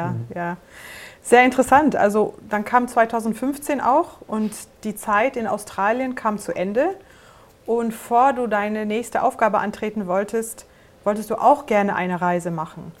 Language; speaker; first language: German; native; German